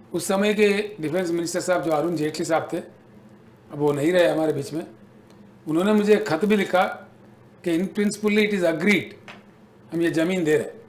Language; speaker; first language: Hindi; native; Hindi